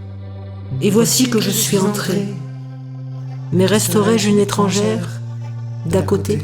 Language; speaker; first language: French; native; French